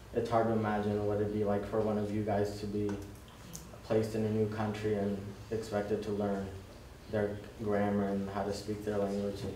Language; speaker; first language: English; early bilingual, other home language; Spanish